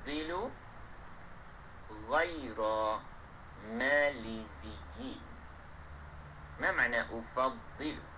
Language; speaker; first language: Arabic; non-native, fluent; Malay